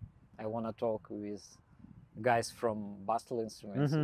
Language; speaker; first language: English; non-native, learner; Belarusian